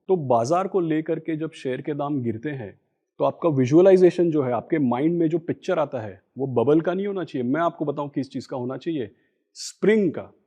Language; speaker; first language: Hindi; non-native, local second language; Gujarati